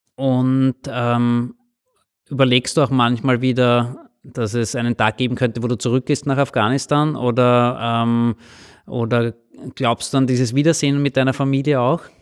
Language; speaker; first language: German; native; German